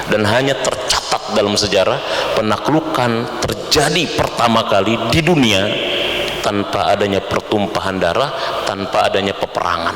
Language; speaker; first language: Indonesian; native; Indonesian